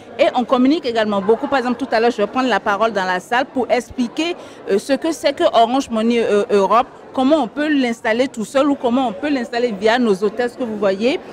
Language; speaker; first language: French; non-native, local second language; Fon